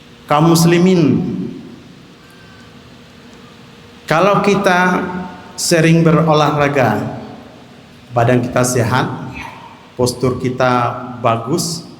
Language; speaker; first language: Indonesian; native; Indonesian